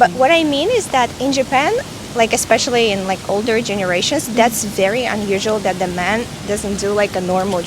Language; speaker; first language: English; non-native, fluent; Russian